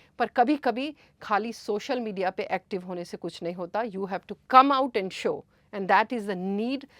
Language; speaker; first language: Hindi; native; Hindi